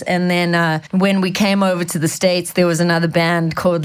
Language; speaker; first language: English; native; English